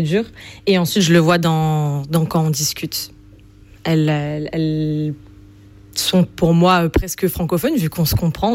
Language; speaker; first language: French; native; French